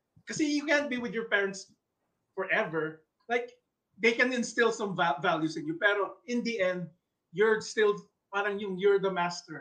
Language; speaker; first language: English; non-native, local second language; Filipino